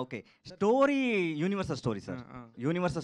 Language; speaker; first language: Telugu; non-native, learner; Kannada